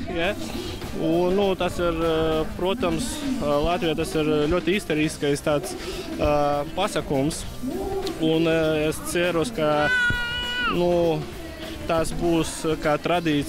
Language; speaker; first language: Latvian; non-native, local second language; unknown